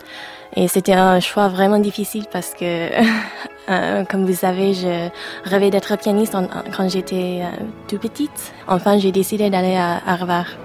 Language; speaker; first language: French; non-native, fluent; English